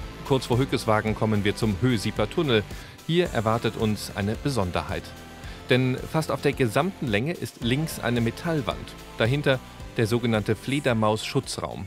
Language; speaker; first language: German; native; German